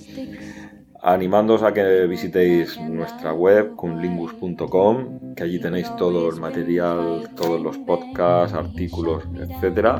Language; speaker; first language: Spanish; native; Spanish